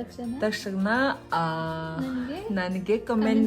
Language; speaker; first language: Kannada; non-native, local second language; Tibetan